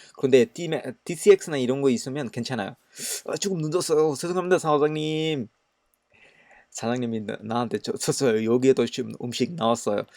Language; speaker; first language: Korean; non-native, learner; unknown